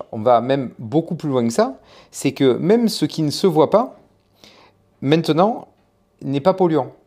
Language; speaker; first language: French; native; French